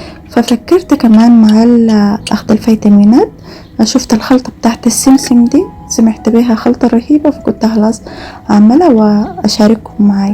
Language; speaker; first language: Arabic; native; Arabic